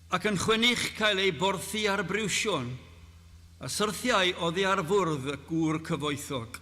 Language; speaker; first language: Welsh; native; Welsh